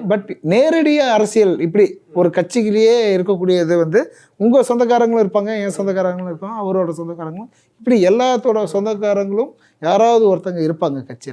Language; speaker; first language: Tamil; native; Tamil